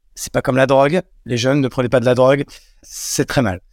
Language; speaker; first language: French; native; French